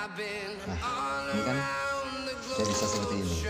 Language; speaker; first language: Indonesian; native; Indonesian